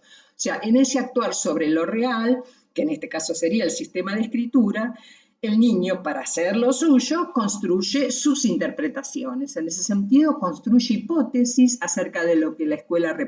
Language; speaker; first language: Spanish; native; Spanish